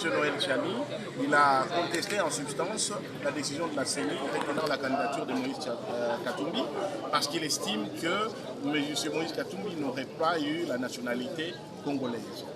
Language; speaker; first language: French; non-native, local second language; Lingala